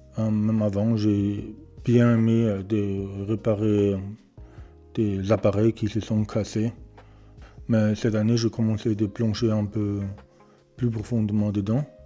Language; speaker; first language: French; non-native, learner; German